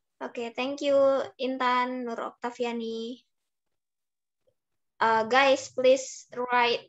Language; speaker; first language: English; non-native, learner; Indonesian